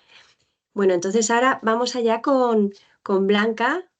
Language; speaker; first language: Spanish; native; Spanish